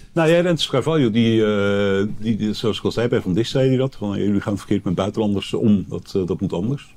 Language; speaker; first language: Dutch; native; Dutch